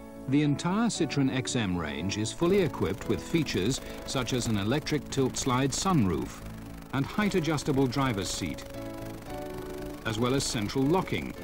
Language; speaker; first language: English; native; English